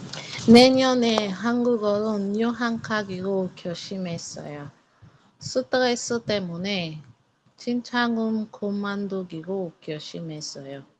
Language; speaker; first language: Korean; non-native, learner; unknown